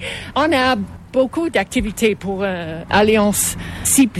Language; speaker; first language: French; non-native, local second language; English